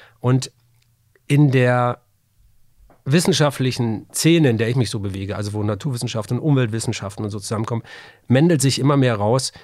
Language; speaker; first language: German; native; German